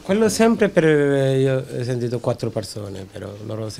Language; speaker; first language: Italian; non-native, learner; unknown